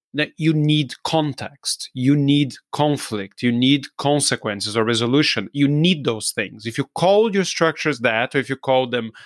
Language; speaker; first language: English; non-native, fluent; Portuguese